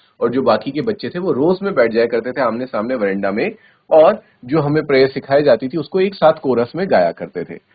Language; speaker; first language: Hindi; native; Hindi